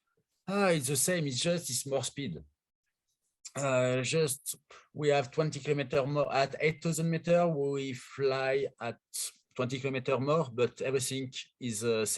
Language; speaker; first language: English; non-native, learner; French